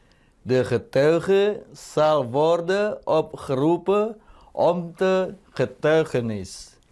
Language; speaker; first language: Dutch; non-native, fluent; Indonesian